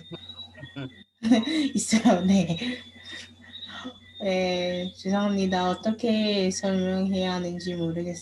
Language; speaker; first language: Korean; non-native, learner; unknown